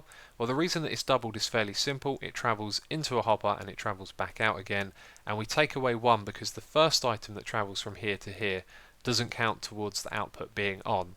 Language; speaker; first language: English; native; English